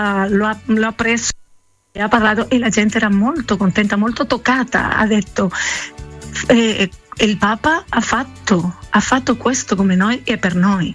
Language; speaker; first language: Italian; non-native, learner; Spanish